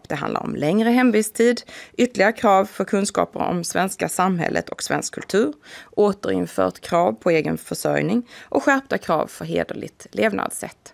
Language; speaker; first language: Swedish; native; Swedish